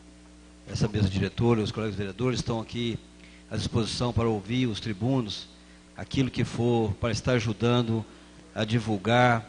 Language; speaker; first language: Portuguese; native; Portuguese